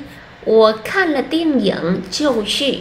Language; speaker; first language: Chinese; non-native, learner; Vietnamese